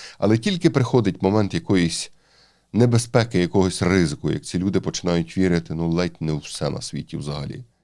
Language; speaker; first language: Ukrainian; native; Ukrainian